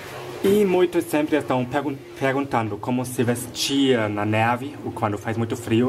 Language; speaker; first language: Portuguese; non-native, fluent; German